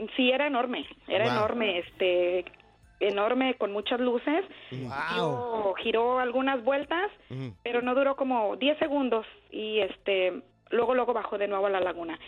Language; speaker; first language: Spanish; native; Spanish